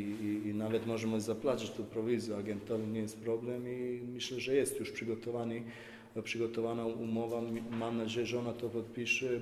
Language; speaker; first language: Polish; non-native, fluent; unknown